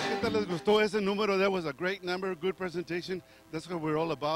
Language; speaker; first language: English; early bilingual, other home language; Spanish